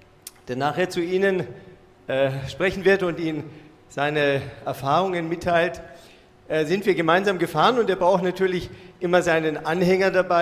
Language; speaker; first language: German; native; German